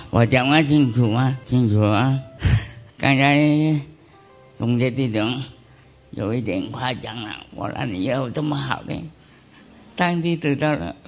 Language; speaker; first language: Chinese; non-native, local second language; Cantonese